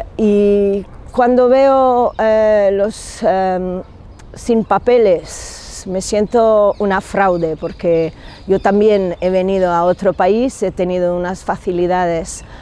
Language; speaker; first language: Spanish; non-native, fluent; English